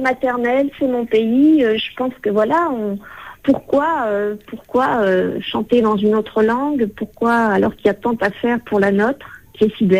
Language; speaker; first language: French; native; French